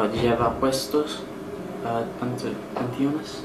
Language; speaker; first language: Spanish; non-native, learner; English